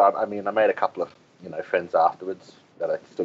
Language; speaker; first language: English; native; English